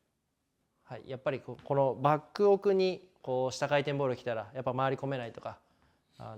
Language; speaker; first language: Japanese; native; Japanese